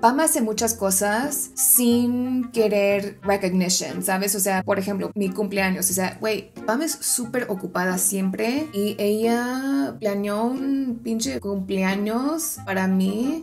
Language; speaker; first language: Spanish; early bilingual, other home language; English